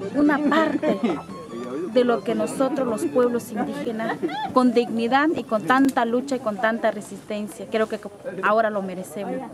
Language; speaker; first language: Spanish; non-native, local second language; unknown